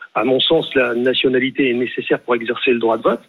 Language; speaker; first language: French; native; French